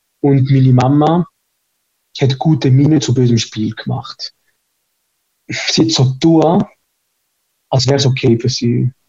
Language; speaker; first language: German; early bilingual, other home language; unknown